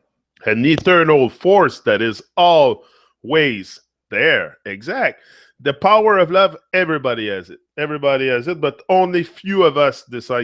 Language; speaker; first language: English; non-native, fluent; French